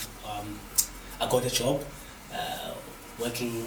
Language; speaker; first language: English; non-native, local second language; Xhosa